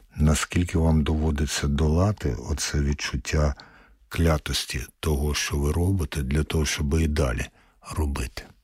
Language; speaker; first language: Ukrainian; native; Ukrainian